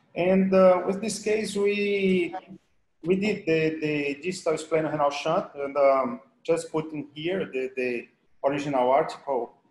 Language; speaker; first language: English; non-native, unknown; Portuguese